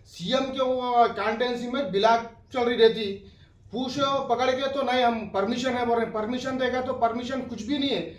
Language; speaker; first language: Hindi; non-native, local second language; Urdu